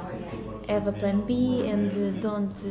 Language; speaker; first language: English; non-native, learner; Portuguese